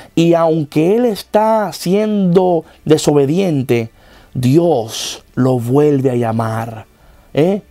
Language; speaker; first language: Spanish; native; Spanish